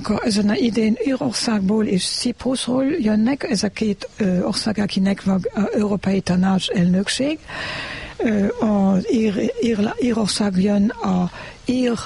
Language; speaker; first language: Hungarian; non-native, learner; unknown